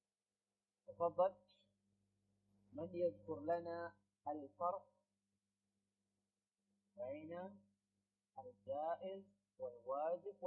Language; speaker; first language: Arabic; non-native, fluent; Indonesian